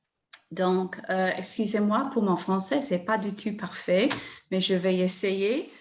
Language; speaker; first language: French; non-native, learner; English